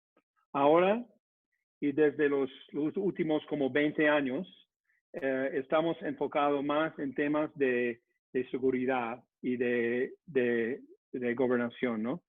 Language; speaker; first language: Spanish; non-native, fluent; English